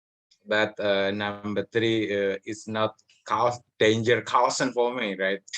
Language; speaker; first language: English; non-native, learner; Indonesian